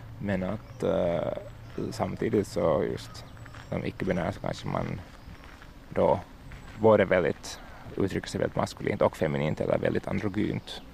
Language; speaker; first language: Swedish; native; Swedish